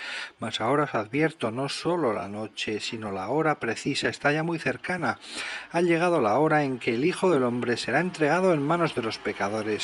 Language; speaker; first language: Spanish; native; Spanish